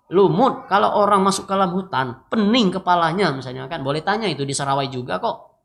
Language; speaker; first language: Indonesian; non-native, local second language; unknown